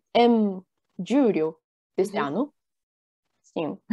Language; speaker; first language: Portuguese; non-native, learner; Japanese